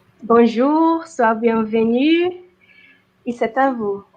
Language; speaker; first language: French; non-native, fluent; Portuguese